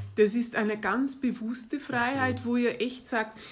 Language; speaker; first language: German; non-native, fluent; Dutch